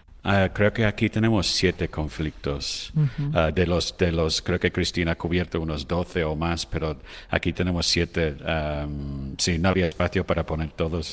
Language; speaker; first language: Spanish; non-native, fluent; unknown